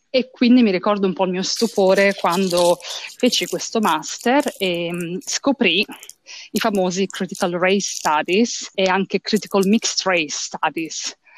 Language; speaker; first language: Italian; early bilingual, other home language; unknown